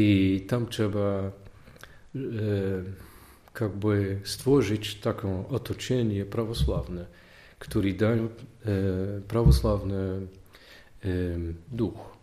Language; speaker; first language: Polish; non-native, learner; Dutch